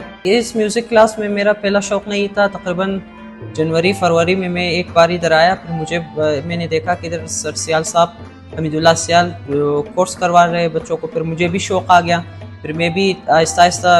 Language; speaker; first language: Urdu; non-native, local second language; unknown